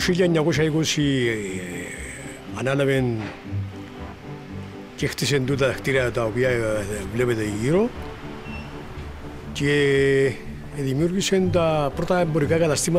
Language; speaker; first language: Greek; native; Greek